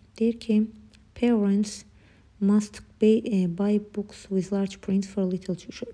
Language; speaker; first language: English; non-native, fluent; Azerbaijani